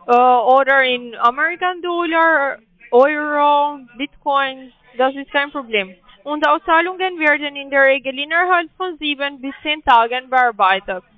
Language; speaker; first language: German; non-native, learner; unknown